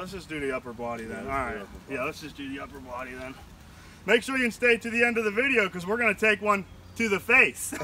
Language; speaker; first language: English; native; English